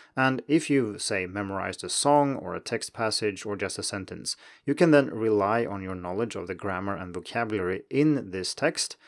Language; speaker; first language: English; non-native, fluent; Swedish